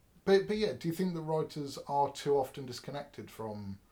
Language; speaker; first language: English; native; English